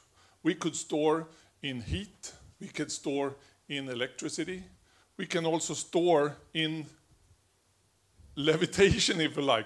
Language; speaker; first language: English; non-native, fluent; Swedish